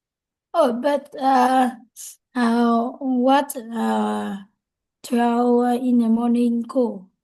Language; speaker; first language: English; non-native, learner; Vietnamese